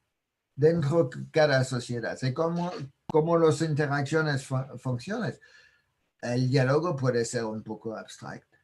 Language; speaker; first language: Spanish; non-native, fluent; French